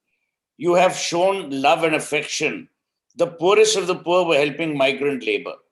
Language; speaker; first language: English; non-native, local second language; Hindi